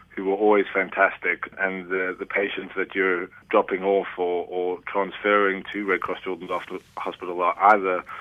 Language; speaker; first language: English; native; English